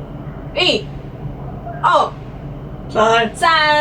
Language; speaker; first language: Chinese; non-native, learner; Indonesian